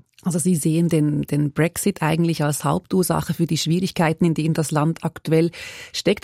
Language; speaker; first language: German; native; German